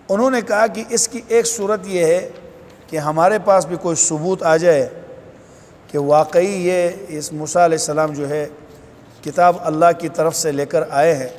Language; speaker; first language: Urdu; native; Urdu